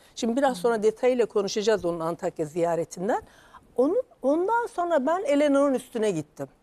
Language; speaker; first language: Turkish; native; Turkish